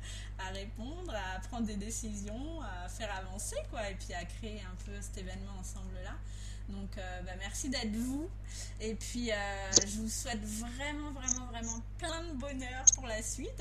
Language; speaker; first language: French; native; French